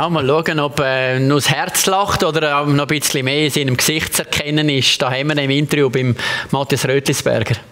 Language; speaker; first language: German; native; German